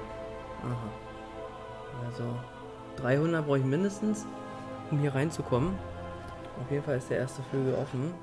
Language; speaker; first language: German; native; German